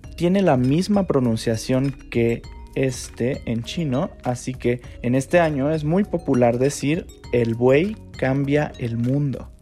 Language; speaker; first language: Spanish; non-native, fluent; Chinese